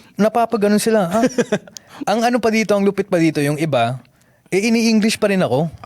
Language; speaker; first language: Filipino; non-native, local second language; Punjabi